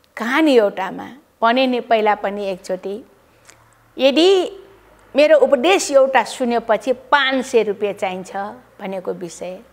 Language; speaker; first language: Nepali; non-native, local second language; Newari